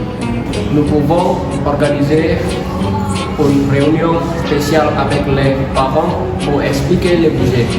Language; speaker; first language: French; non-native, learner; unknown